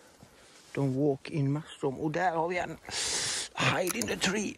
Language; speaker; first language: English; non-native, learner; Swedish